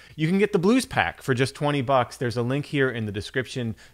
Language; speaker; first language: English; native; English